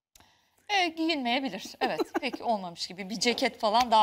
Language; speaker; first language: Turkish; native; Turkish